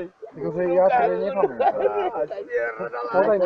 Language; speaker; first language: Polish; non-native, learner; Slovenian